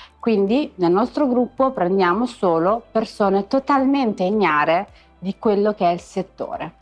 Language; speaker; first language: Italian; early bilingual, other home language; Arabic